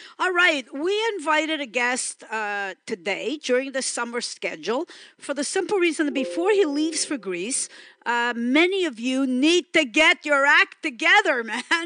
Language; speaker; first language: English; early bilingual, other home language; Greek